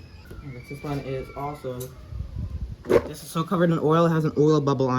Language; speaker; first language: English; native; English